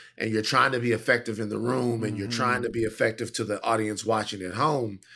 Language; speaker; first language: English; native; English